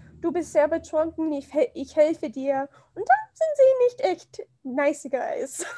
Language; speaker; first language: German; non-native, learner; English